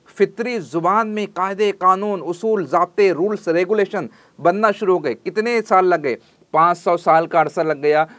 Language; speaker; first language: Urdu; native; Urdu